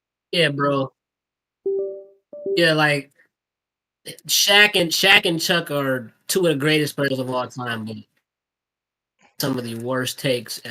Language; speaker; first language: English; native; English